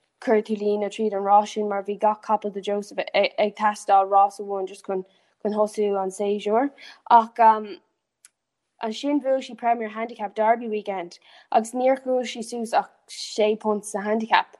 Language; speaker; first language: Irish; non-native, local second language; English